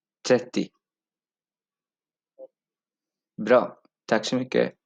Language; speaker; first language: Swedish; non-native, fluent; Urdu